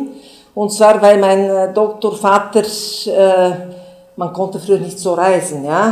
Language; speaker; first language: German; non-native, fluent; Bulgarian